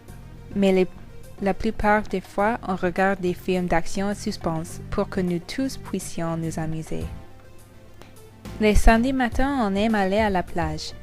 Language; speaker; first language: French; non-native, learner; English